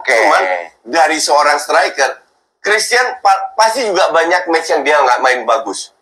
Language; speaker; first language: Indonesian; native; Indonesian